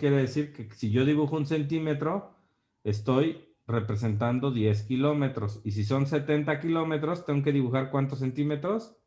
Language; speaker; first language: Spanish; native; Spanish